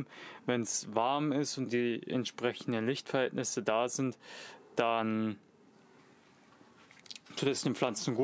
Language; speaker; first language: German; native; German